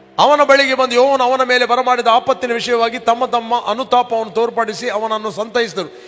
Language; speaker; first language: Kannada; non-native, local second language; Konkani